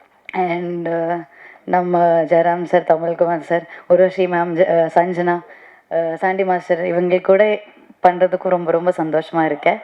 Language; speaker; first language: Tamil; non-native, learner; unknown